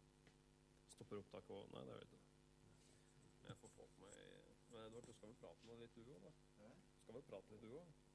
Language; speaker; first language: Norwegian; native; Norwegian